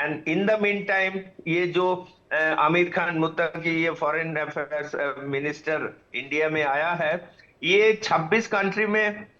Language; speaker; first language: Hindi; non-native, local second language; Bangla